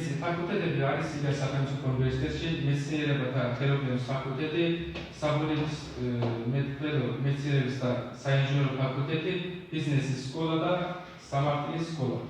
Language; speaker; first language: Georgian; non-native, local second language; Azerbaijani